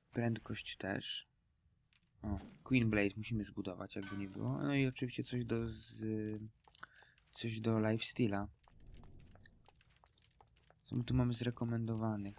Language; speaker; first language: Polish; native; Polish